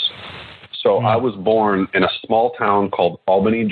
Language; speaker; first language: English; native; English